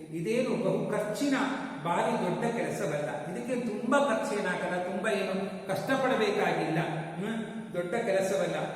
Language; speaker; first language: Kannada; native; Kannada